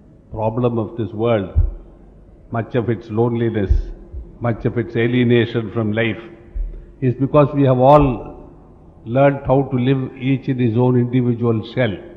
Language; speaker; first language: English; non-native, local second language; Tamil